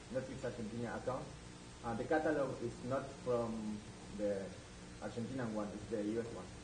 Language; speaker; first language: English; non-native, fluent; Spanish